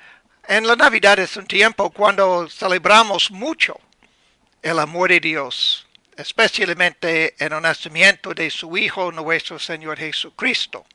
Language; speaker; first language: Spanish; non-native, learner; English